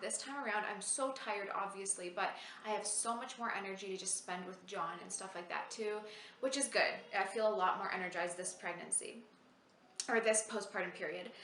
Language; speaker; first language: English; native; English